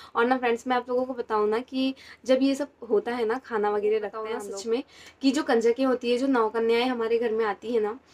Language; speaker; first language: Hindi; non-native, local second language; Marathi